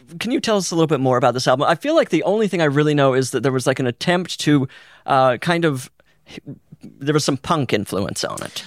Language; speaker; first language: English; native; English